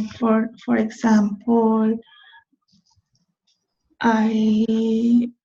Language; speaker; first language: English; non-native, learner; Spanish